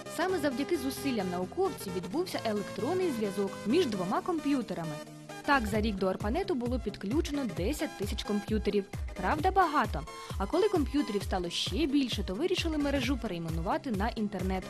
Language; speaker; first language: Ukrainian; native; Ukrainian